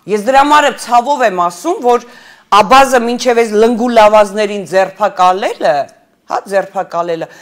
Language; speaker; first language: Armenian; early bilingual, heritage; Armenian